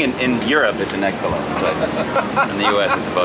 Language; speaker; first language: English; native; English